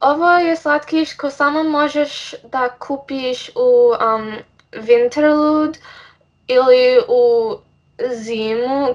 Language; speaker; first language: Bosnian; early bilingual, heritage; English